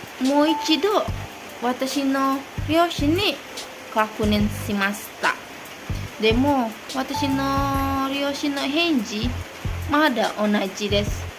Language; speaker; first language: Japanese; non-native, learner; Indonesian